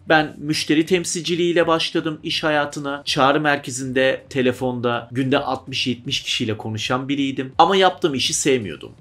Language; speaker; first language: Turkish; early bilingual, heritage; Turkish